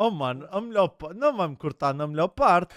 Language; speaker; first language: Portuguese; native; Portuguese